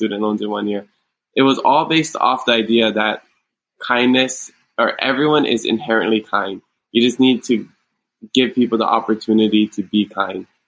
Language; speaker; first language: English; native; English